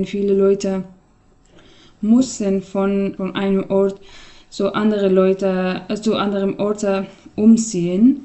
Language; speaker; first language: German; non-native, fluent; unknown